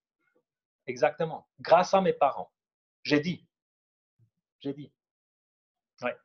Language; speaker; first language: French; non-native, fluent; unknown